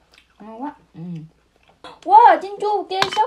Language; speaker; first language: Korean; non-native, learner; Vietnamese